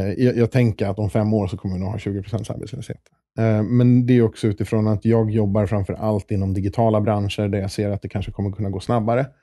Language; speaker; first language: Swedish; native; Swedish